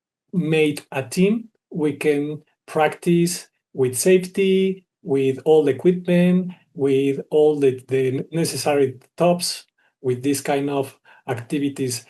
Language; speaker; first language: English; non-native, learner; Spanish